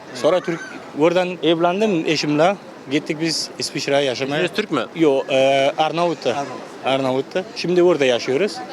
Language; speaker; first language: Turkish; non-native, learner; Persian